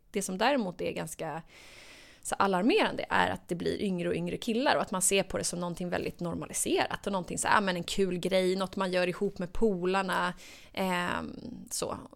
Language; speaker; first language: Swedish; native; Swedish